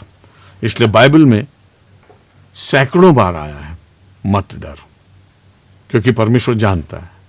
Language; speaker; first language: Hindi; native; Hindi